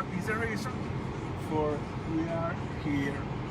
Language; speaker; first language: English; non-native, learner; Spanish